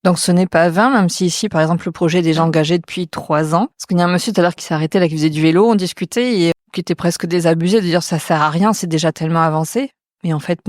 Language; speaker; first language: French; native; French